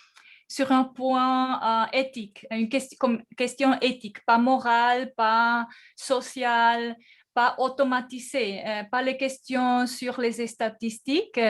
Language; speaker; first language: French; non-native, fluent; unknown